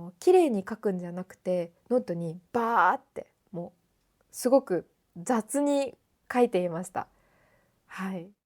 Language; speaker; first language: Japanese; native; Japanese